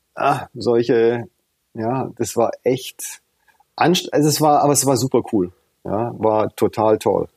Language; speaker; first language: German; early bilingual, other home language; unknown